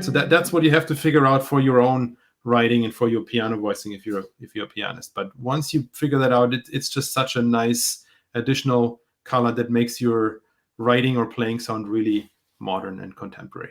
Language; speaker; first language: English; non-native, fluent; German